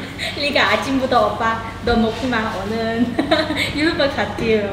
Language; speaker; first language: Korean; non-native, learner; Vietnamese